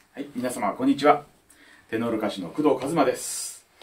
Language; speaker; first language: Japanese; native; Japanese